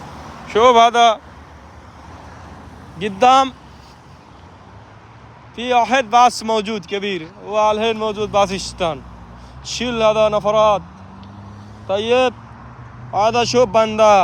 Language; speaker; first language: Arabic; non-native, learner; Bangla